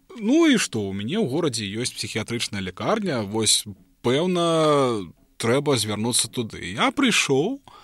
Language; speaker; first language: Belarusian; non-native, local second language; Russian